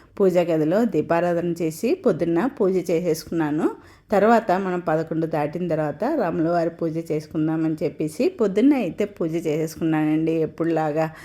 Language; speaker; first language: Telugu; non-native, local second language; Tamil